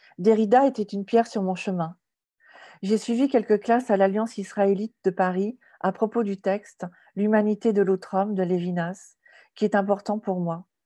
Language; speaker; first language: French; native; French